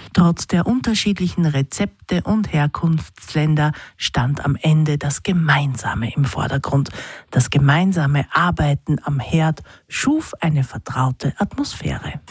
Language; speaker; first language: German; native; German